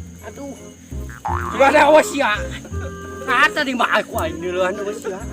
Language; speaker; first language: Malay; non-native, local second language; Sundanese